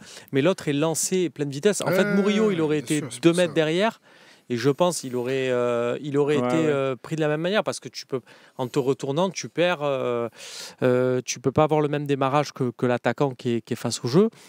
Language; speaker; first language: French; native; French